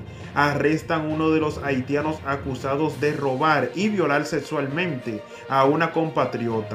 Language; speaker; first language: Spanish; native; Spanish